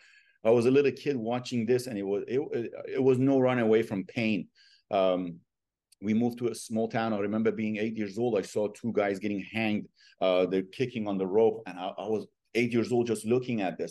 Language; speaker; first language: English; non-native, fluent; Persian